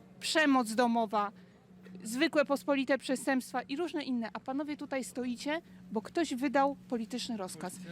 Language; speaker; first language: Polish; native; Polish